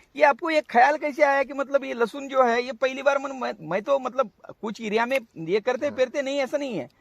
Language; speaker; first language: Hindi; non-native, local second language; Marathi